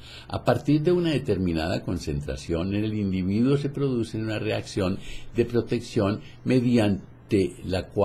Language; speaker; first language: Spanish; native; Spanish